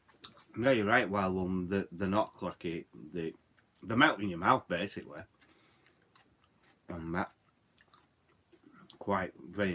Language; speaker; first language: English; native; English